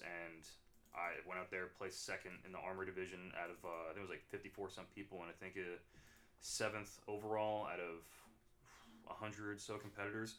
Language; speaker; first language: English; native; English